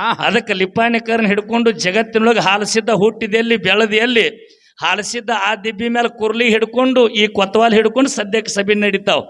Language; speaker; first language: Kannada; native; Kannada